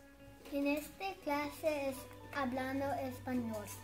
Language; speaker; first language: Spanish; non-native, learner; English